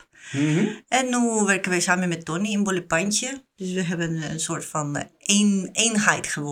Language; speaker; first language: Dutch; non-native, learner; Spanish